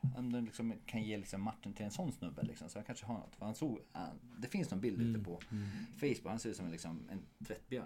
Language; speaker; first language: Swedish; non-native, fluent; Bosnian